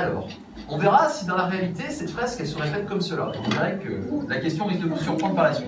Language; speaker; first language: French; native; French